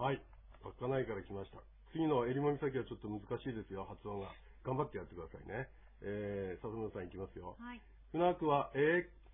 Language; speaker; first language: Japanese; native; Japanese